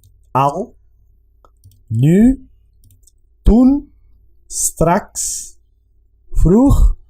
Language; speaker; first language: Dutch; non-native, learner; Spanish